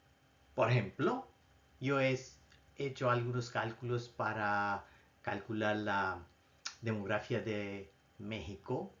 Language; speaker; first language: Spanish; non-native, fluent; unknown